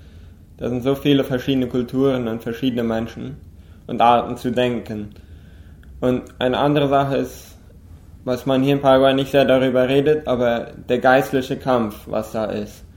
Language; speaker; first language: German; non-native, local second language; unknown